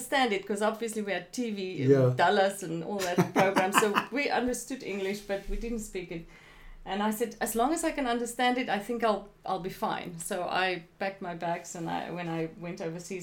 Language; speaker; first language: English; non-native, local second language; Afrikaans